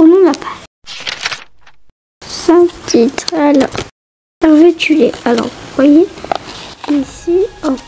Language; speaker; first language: French; native; French